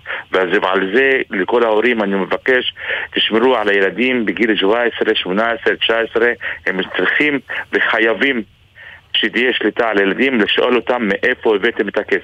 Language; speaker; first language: Hebrew; non-native, local second language; Arabic